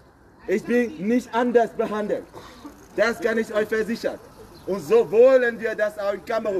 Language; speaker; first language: German; non-native, fluent; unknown